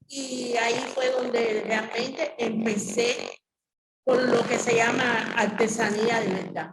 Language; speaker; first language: Spanish; native; Spanish